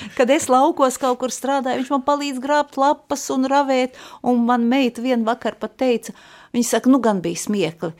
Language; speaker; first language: Latvian; native; Latvian